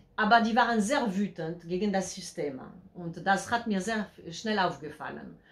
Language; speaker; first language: German; non-native, fluent; Polish